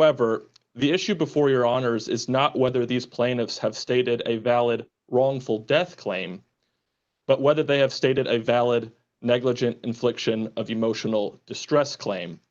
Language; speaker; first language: English; native; English